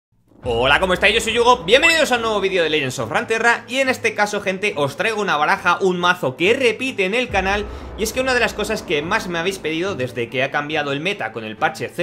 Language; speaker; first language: Spanish; native; Spanish